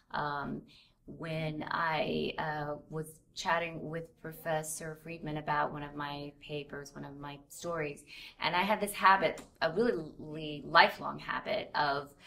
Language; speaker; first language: English; native; English